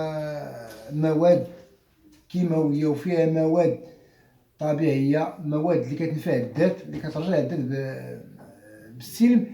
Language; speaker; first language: Arabic; native; Arabic